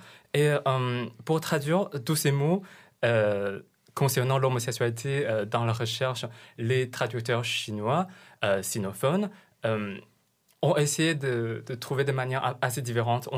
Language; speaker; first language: French; non-native, fluent; Chinese